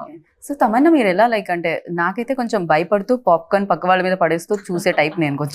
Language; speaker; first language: Telugu; native; Telugu